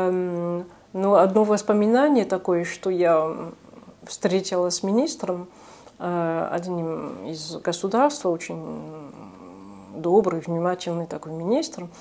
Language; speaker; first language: Russian; non-native, fluent; French